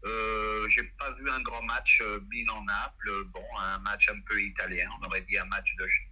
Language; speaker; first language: French; native; French